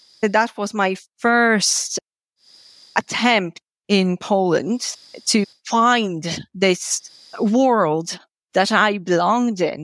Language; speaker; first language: English; non-native, fluent; Polish